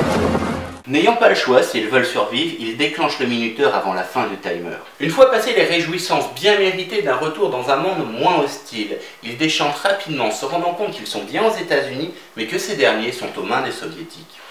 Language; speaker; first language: French; native; French